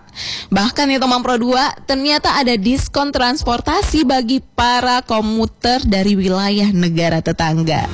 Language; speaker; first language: Indonesian; native; Indonesian